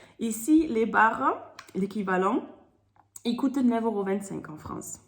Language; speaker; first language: French; non-native, fluent; German